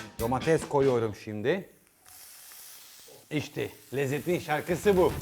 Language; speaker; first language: Turkish; non-native, learner; Italian